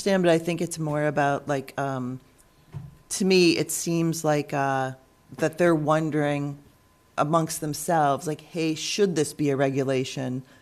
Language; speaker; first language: English; native; English